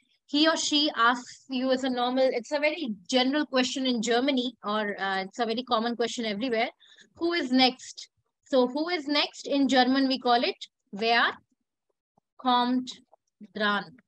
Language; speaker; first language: English; non-native, local second language; Hindi